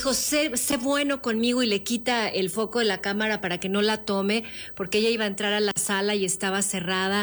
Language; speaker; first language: Spanish; native; Spanish